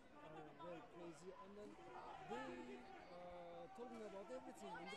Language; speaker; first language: English; non-native, learner; Spanish